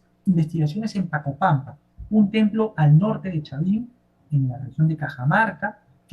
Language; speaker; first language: Spanish; native; Spanish